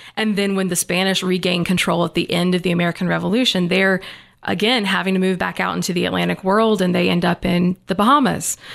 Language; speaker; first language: English; native; English